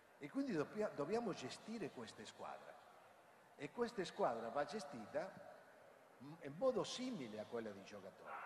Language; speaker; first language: Italian; non-native, fluent; Spanish